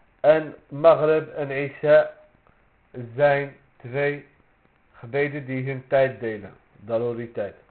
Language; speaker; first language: Dutch; early bilingual, other home language; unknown